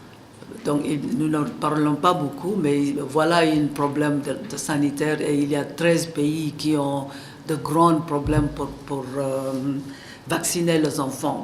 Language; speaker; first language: French; non-native, fluent; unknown